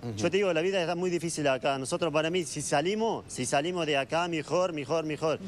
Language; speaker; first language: Spanish; non-native, learner; Arabic